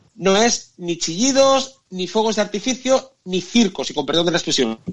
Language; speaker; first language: Spanish; native; Spanish